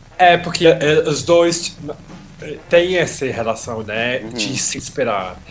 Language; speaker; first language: Portuguese; non-native, fluent; English